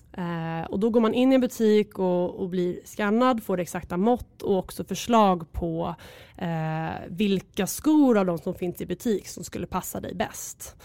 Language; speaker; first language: Swedish; native; Swedish